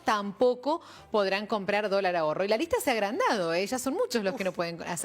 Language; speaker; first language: Spanish; native; Spanish